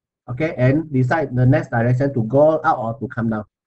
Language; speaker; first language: English; non-native, local second language; Chinese